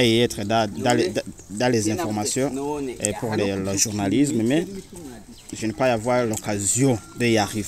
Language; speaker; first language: French; non-native, learner; Rundi